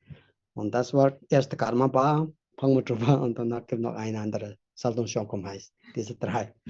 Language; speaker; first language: German; non-native, fluent; Tibetan